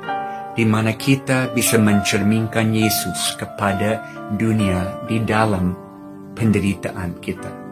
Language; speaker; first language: Indonesian; non-native, fluent; English